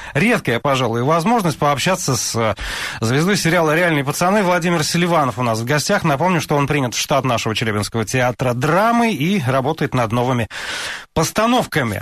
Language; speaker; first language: Russian; native; Russian